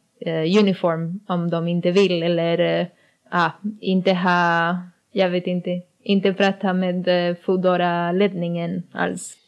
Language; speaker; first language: Swedish; non-native, learner; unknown